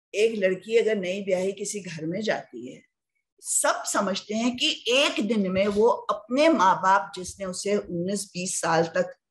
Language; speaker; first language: Hindi; native; Hindi